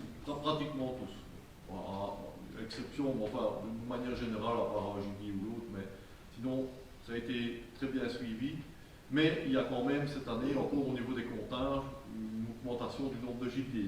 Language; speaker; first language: French; native; French